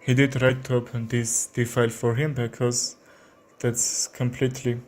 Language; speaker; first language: English; non-native, learner; Armenian